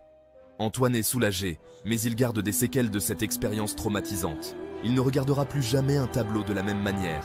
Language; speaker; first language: French; native; French